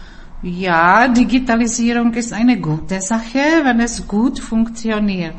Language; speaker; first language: German; non-native, fluent; Czech